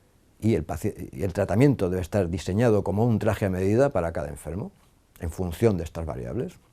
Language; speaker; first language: Spanish; native; Spanish